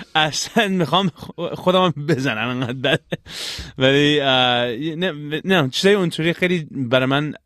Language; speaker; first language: Persian; early bilingual, heritage; Persian